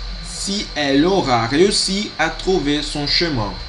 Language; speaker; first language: French; non-native, fluent; Portuguese